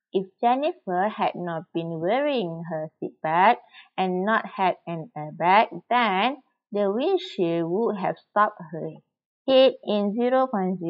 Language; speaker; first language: English; non-native, local second language; Malay